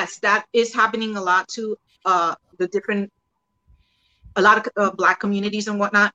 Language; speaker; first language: English; early bilingual, other home language; Spanish